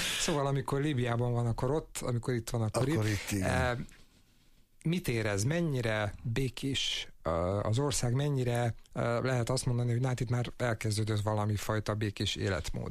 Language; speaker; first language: Hungarian; native; Hungarian